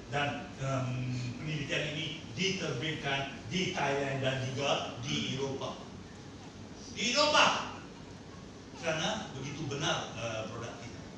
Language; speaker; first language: Indonesian; non-native, fluent; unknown